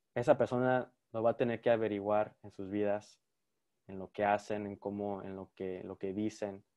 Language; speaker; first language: Spanish; early bilingual, heritage; Spanish